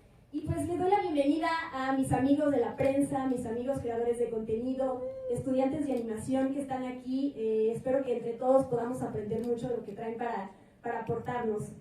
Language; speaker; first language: Spanish; native; Spanish